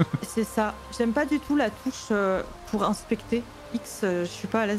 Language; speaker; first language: French; native; French